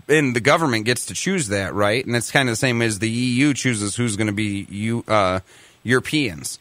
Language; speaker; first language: English; native; English